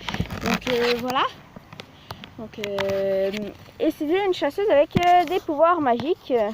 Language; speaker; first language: French; native; French